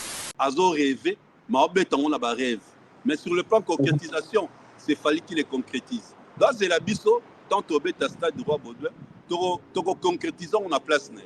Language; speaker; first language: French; non-native, local second language; Lingala